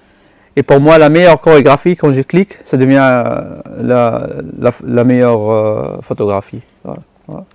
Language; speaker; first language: French; non-native, local second language; Arabic